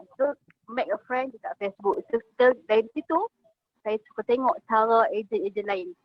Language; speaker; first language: Malay; native; Malay